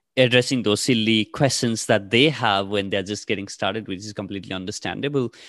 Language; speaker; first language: English; non-native, local second language; Nepali